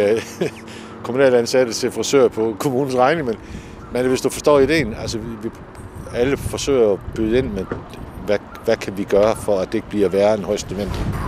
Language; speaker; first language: Danish; native; Danish